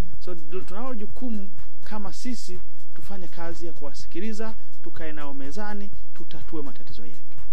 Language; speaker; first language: Swahili; native; Swahili